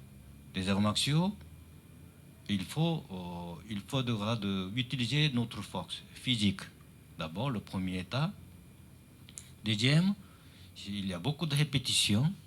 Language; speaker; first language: French; non-native, learner; Chinese